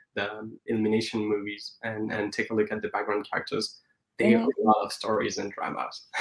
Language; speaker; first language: English; non-native, fluent; French